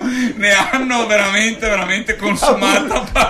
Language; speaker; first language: Italian; native; Italian